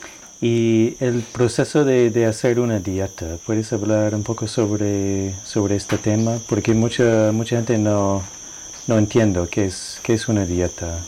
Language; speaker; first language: Spanish; non-native, learner; English